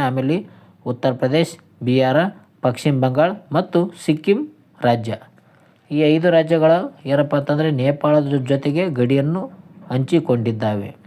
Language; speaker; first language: Kannada; native; Kannada